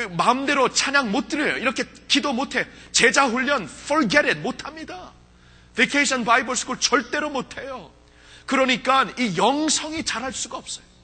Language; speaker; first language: Korean; early bilingual, heritage; Korean